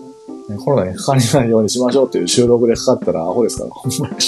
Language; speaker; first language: Japanese; native; Japanese